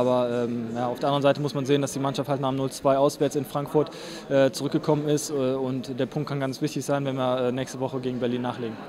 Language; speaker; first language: German; native; German